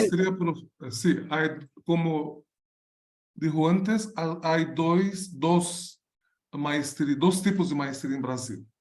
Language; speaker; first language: Spanish; non-native, learner; Portuguese